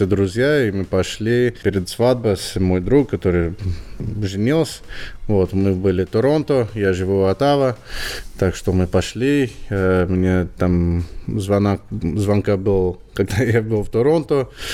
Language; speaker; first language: Russian; non-native, learner; English